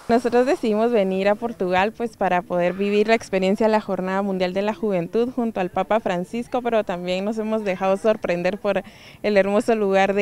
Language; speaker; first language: Spanish; native; Spanish